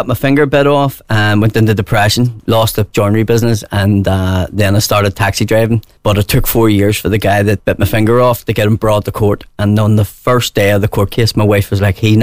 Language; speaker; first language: English; native; English